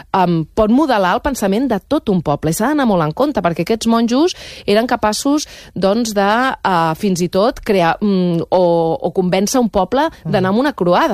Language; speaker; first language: Catalan; native; Catalan